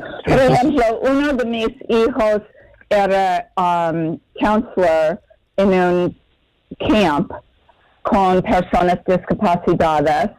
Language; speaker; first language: Spanish; non-native, fluent; English